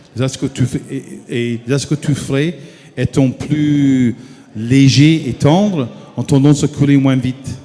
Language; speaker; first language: French; non-native, fluent; English